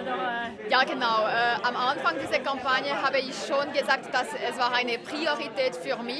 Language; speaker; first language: German; non-native, local second language; French